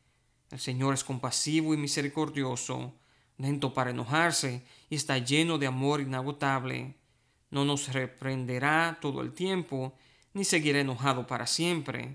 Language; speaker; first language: Spanish; native; Spanish